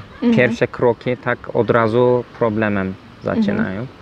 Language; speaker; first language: Polish; non-native, learner; Turkish